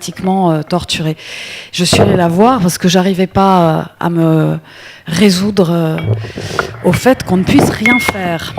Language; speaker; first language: French; native; French